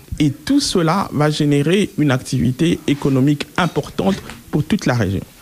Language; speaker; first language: French; non-native, local second language; Lingala